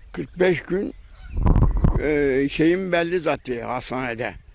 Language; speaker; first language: Turkish; native; Turkish